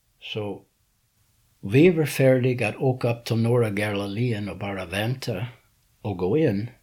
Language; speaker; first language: Swedish; non-native, fluent; English